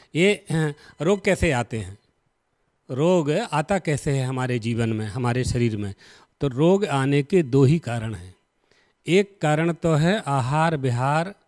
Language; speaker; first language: Hindi; native; Hindi